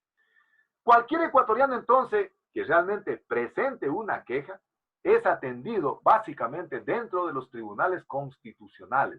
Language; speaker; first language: Spanish; native; Spanish